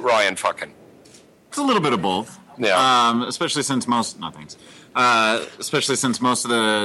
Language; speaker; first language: English; native; English